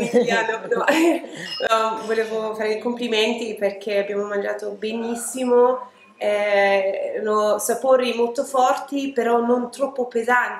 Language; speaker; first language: Italian; non-native, fluent; English